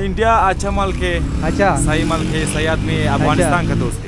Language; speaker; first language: Hindi; non-native, fluent; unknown